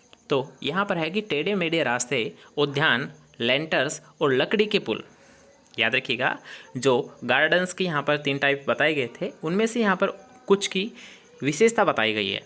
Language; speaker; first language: Hindi; native; Hindi